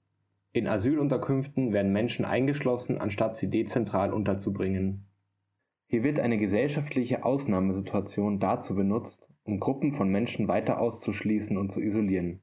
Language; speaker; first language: German; native; German